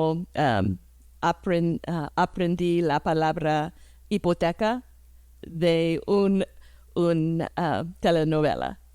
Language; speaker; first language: Spanish; early bilingual, heritage; English